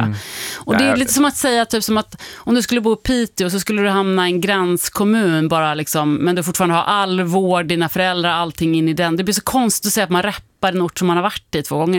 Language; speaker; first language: Swedish; native; Swedish